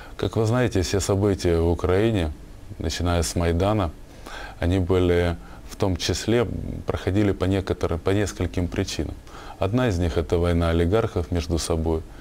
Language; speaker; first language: Russian; native; Russian